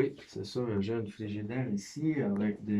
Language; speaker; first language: French; non-native, fluent; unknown